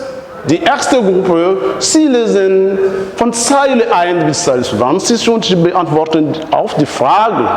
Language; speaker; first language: German; non-native, fluent; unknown